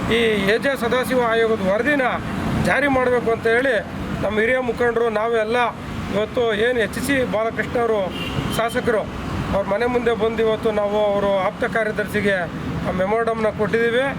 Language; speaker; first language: Kannada; native; Kannada